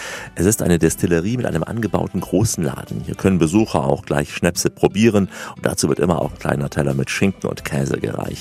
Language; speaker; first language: German; native; German